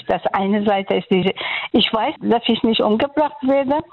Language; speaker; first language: German; non-native, fluent; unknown